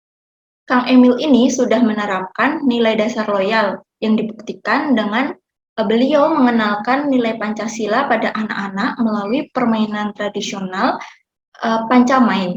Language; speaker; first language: Indonesian; native; Indonesian